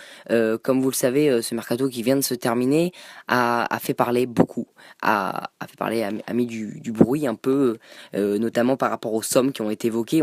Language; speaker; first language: French; native; French